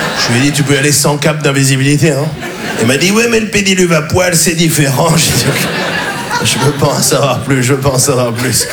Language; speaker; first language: French; native; French